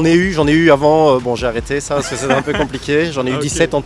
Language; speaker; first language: French; native; French